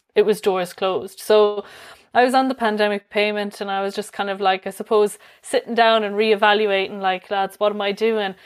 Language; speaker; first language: English; native; English